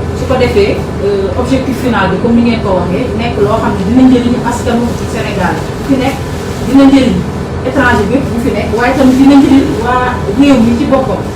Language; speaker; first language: Wolof; non-native, local second language; Fula